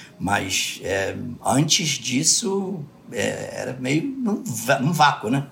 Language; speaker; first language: Portuguese; early bilingual, other home language; English